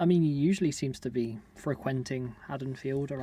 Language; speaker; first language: English; native; English